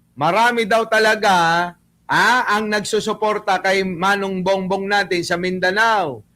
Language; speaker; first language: Filipino; native; Filipino